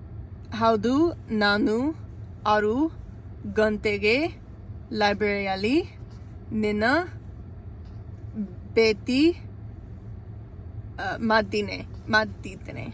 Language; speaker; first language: Kannada; non-native, learner; English